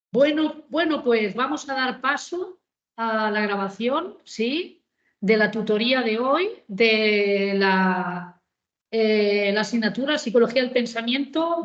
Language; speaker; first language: Spanish; native; Spanish